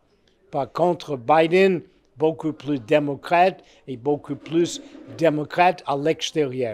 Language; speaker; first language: French; non-native, fluent; English